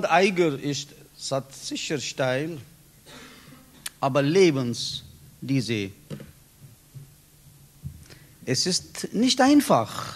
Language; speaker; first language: German; non-native, learner; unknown